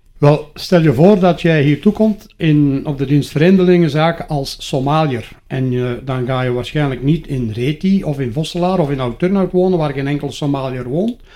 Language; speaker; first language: Dutch; native; Dutch